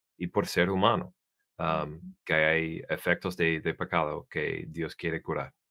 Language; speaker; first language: Spanish; non-native, learner; English